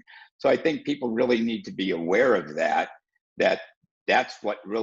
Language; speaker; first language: English; native; English